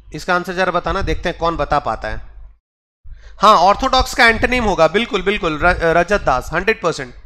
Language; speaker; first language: Hindi; non-native, local second language; Odia